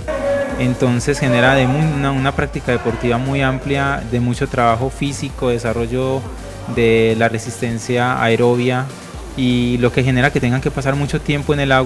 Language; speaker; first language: Spanish; native; Spanish